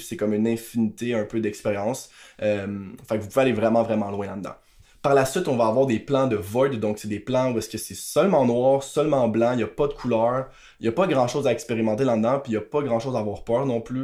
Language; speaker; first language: French; native; French